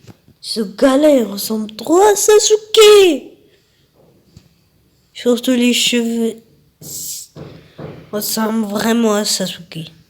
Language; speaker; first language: French; native; French